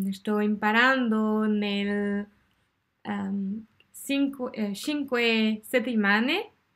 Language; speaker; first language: Italian; non-native, learner; French